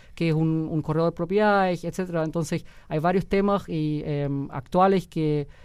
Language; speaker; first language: Spanish; early bilingual, heritage; Spanish